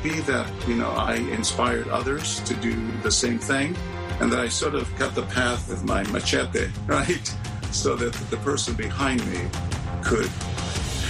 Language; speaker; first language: English; early bilingual, other home language; Spanish